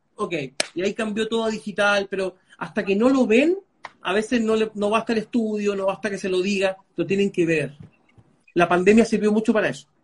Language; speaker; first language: Spanish; early bilingual, other home language; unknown